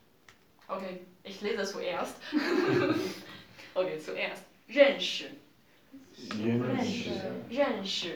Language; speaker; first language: German; non-native, learner; Chinese